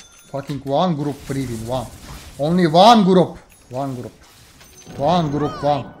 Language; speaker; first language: English; non-native, learner; Turkish